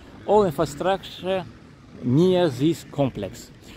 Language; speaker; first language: English; non-native, learner; Russian